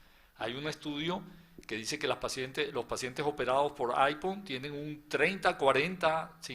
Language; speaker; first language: Spanish; native; Spanish